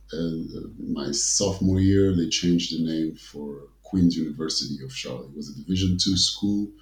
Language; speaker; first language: English; early bilingual, other home language; Kabuverdianu